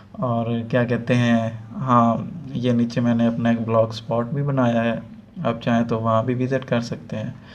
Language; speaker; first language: Urdu; non-native, local second language; Punjabi